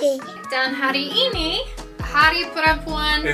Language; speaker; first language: Indonesian; non-native, learner; English